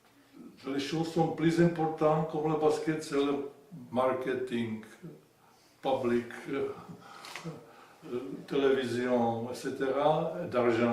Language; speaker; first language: French; non-native, fluent; Czech